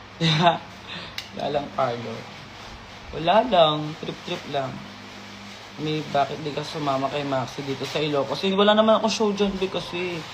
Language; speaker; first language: Filipino; native; Filipino